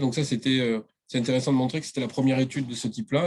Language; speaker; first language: French; native; French